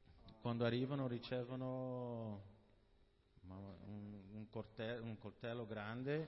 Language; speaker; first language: Italian; non-native, fluent; Portuguese